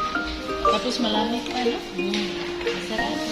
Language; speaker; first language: Filipino; non-native, fluent; Indonesian